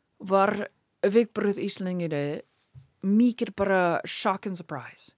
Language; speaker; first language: Icelandic; non-native, learner; English